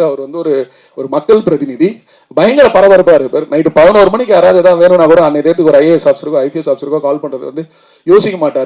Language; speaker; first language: Tamil; native; Tamil